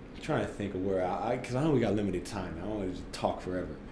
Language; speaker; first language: English; native; English